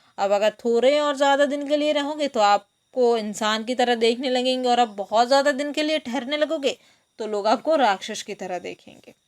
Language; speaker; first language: Hindi; non-native, local second language; Bangla